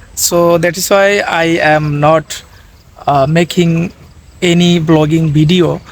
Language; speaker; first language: English; non-native, learner; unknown